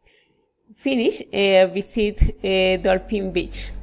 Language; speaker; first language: English; non-native, learner; Spanish